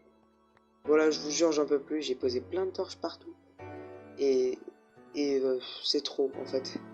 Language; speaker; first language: French; native; French